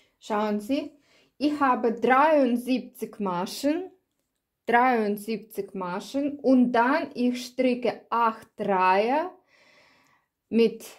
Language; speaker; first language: German; non-native, learner; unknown